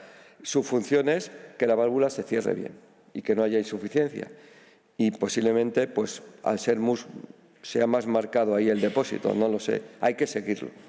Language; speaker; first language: Spanish; native; Spanish